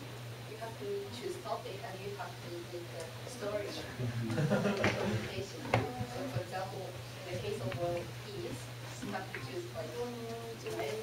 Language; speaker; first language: English; non-native, fluent; Japanese